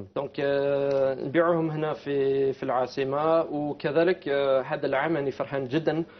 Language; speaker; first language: Arabic; non-native, fluent; English